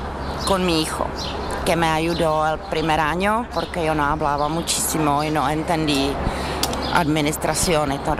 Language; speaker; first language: Spanish; non-native, fluent; Czech